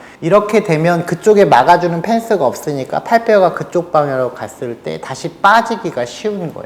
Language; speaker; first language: Korean; native; Korean